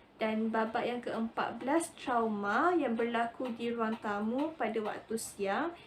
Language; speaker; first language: Malay; native; Malay